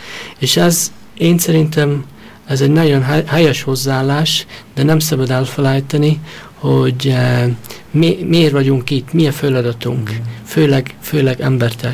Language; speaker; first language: Hungarian; early bilingual, heritage; Hungarian